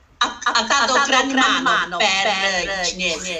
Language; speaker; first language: Italian; non-native, learner; Chinese